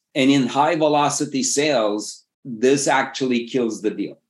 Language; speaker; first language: English; non-native, fluent; Turkish